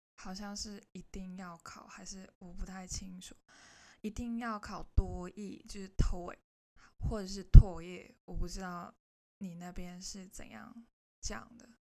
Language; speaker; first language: Chinese; non-native, local second language; Cantonese